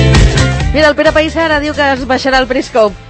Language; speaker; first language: Catalan; native; Catalan